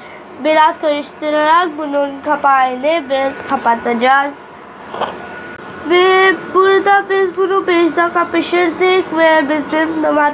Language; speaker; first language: Turkish; non-native, learner; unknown